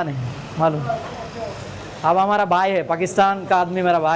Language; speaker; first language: Hindi; non-native, learner; Bangla